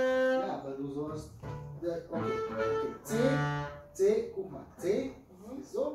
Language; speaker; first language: German; non-native, fluent; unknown